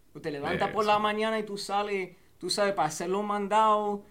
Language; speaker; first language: Spanish; early bilingual, heritage; Spanish